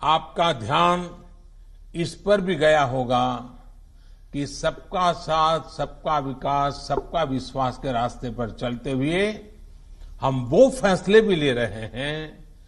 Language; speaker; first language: Hindi; non-native, local second language; Gujarati